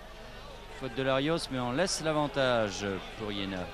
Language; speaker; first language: French; native; French